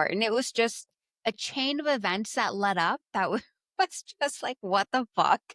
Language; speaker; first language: English; native; English